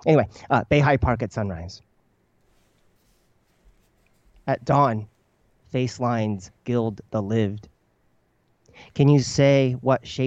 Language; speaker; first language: English; early bilingual, other home language; Chinese